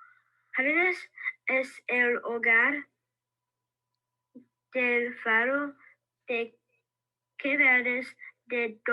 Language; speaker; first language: Spanish; non-native, learner; English